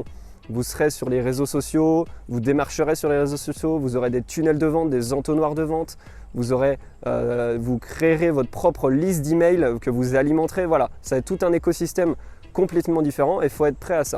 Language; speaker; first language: French; native; French